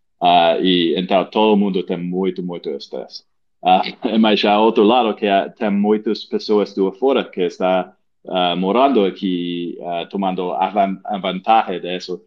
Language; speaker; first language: Portuguese; non-native, learner; English